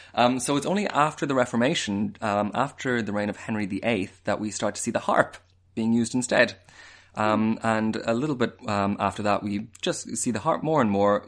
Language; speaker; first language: English; native; English